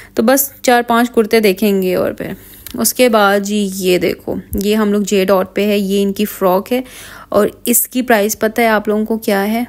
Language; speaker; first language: Urdu; non-native, local second language; Punjabi